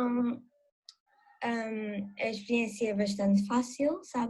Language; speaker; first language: Portuguese; early bilingual, heritage; Portuguese